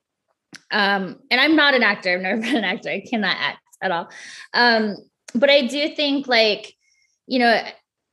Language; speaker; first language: English; native; English